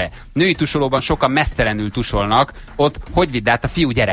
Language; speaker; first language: Hungarian; native; Hungarian